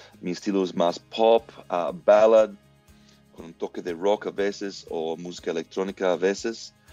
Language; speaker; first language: Spanish; non-native, fluent; English